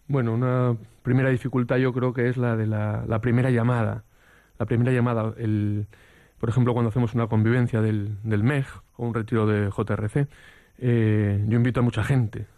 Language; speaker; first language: Spanish; native; Spanish